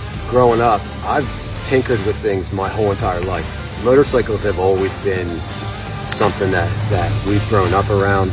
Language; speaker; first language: English; native; English